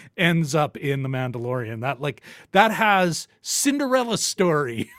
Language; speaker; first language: English; native; English